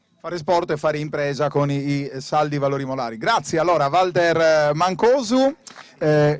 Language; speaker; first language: Italian; native; Italian